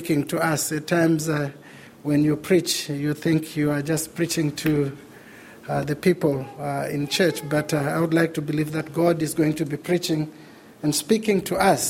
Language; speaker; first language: English; non-native, local second language; Shona